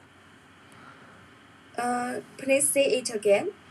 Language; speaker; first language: English; non-native, learner; Chinese